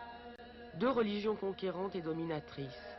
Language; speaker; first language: French; native; French